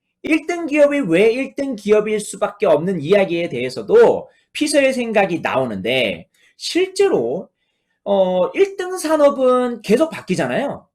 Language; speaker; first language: Korean; native; Korean